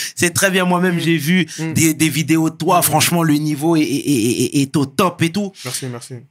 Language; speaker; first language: French; native; French